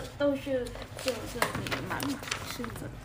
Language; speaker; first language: Chinese; non-native, learner; Vietnamese